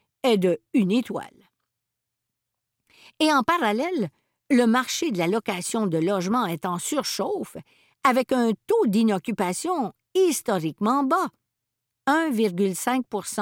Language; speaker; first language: French; native; French